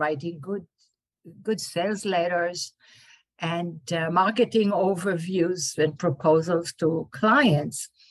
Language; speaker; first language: English; non-native, fluent; Hebrew